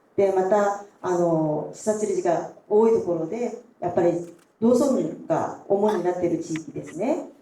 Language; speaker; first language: Japanese; non-native, fluent; Korean